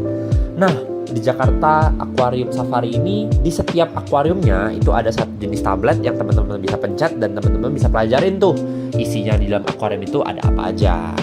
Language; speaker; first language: Indonesian; native; Indonesian